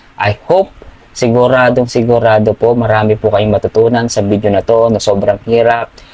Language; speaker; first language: Filipino; non-native, local second language; Pampanga